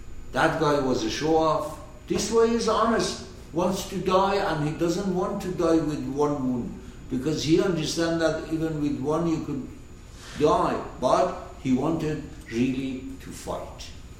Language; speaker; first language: English; non-native, fluent; Persian